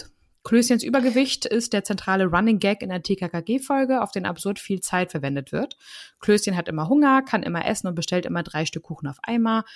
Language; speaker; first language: German; native; German